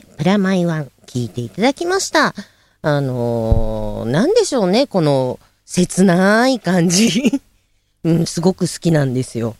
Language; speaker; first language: Japanese; native; Japanese